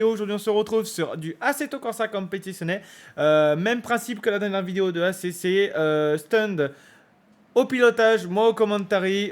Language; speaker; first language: French; native; French